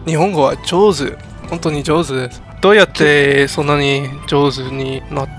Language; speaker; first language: Japanese; non-native, learner; English